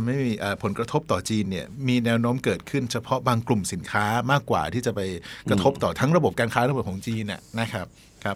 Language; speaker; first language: Thai; native; Thai